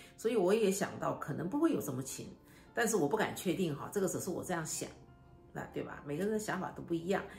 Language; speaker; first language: Chinese; native; Chinese